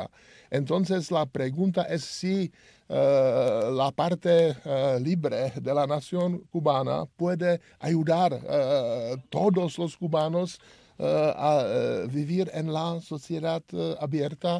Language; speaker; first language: Spanish; non-native, learner; Czech